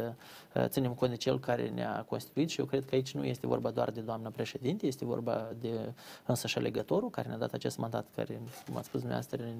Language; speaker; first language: Romanian; native; Romanian